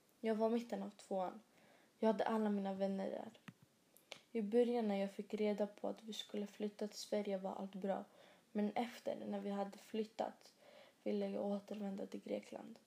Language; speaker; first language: Swedish; early bilingual, other home language; Greek